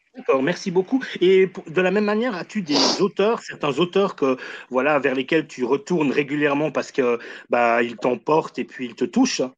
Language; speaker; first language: French; native; French